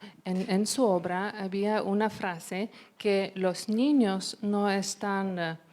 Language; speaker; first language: Spanish; non-native, learner; Lithuanian